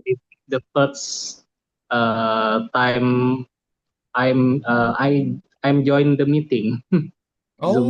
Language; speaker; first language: English; non-native, learner; Indonesian